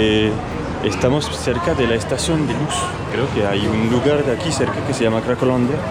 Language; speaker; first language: Spanish; non-native, fluent; French